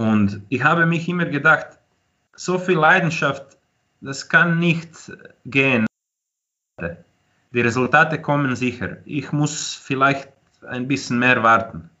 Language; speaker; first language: German; non-native, fluent; Croatian